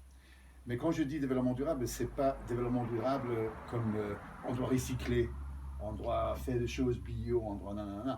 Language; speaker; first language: French; non-native, fluent; Danish